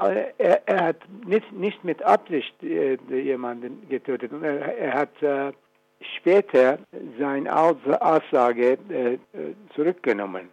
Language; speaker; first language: German; non-native, fluent; Persian